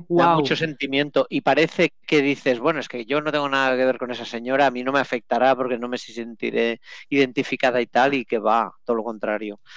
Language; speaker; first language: Spanish; native; Spanish